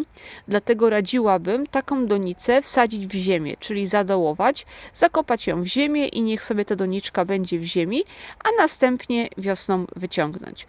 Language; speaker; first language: Polish; native; Polish